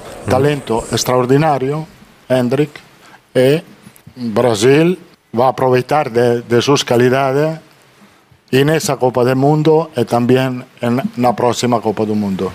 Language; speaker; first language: Spanish; non-native, fluent; Italian